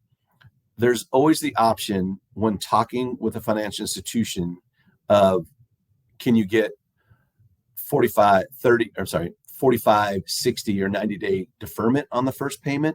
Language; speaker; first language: English; native; English